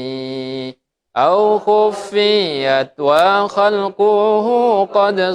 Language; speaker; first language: Arabic; non-native, fluent; Indonesian